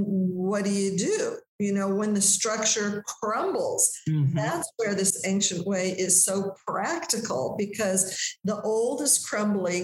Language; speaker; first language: English; native; English